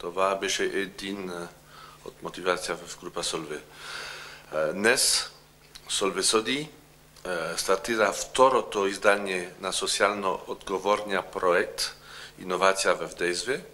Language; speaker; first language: Bulgarian; non-native, learner; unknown